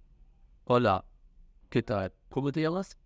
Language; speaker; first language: Spanish; non-native, learner; German